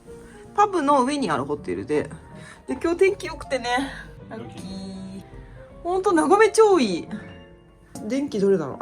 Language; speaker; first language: Japanese; native; Japanese